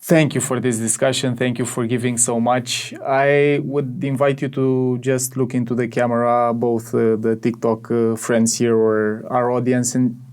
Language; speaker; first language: English; non-native, fluent; Romanian